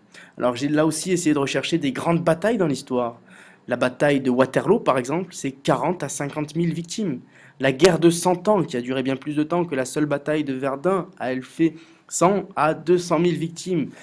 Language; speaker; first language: French; native; French